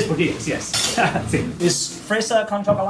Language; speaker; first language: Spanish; non-native, learner; English